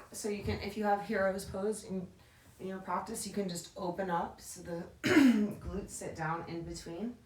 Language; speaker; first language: English; native; English